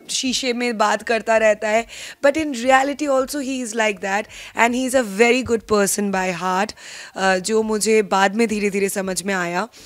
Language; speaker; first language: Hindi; non-native, local second language; Bangla